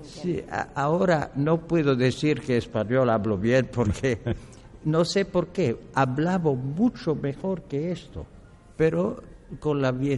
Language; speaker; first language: Spanish; non-native, learner; Arabic